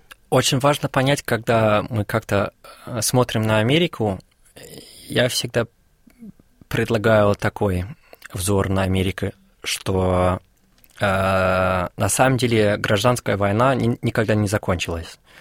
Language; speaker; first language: Russian; non-native, fluent; English